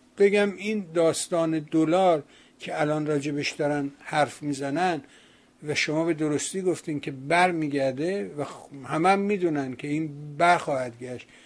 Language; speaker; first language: Persian; native; Persian